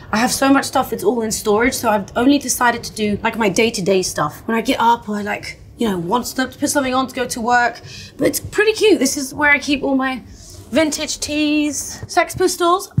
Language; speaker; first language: English; native; English